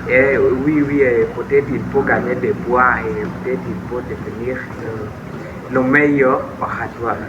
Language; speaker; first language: French; non-native, learner; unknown